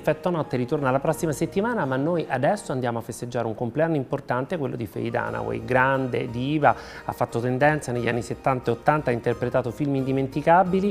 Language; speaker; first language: Italian; native; Italian